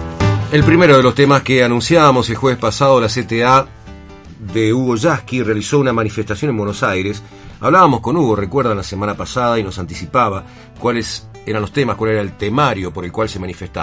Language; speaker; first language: Spanish; native; Spanish